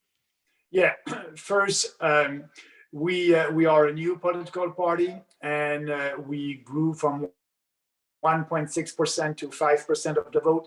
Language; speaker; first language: English; non-native, local second language; French